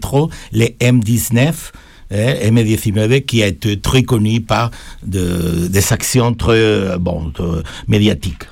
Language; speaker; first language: French; non-native, fluent; Spanish